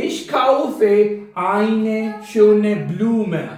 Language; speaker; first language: German; non-native, fluent; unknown